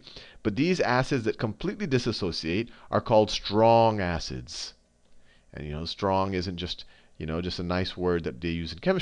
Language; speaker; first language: English; native; English